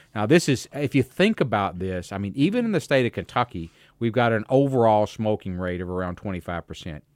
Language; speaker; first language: English; native; English